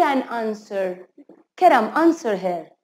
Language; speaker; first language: English; non-native, fluent; Arabic